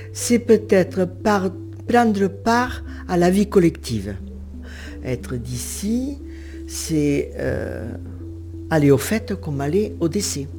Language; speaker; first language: French; native; French